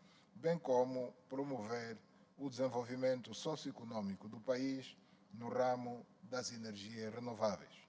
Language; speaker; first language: Portuguese; native; Portuguese